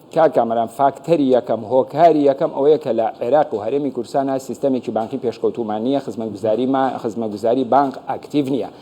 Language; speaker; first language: Central Kurdish; native; Central Kurdish